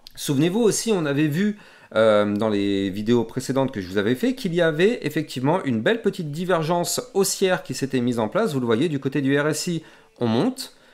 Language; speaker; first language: French; native; French